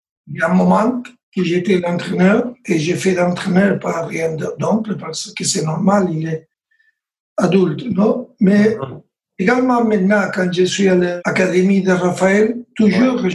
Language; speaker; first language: French; non-native, learner; Spanish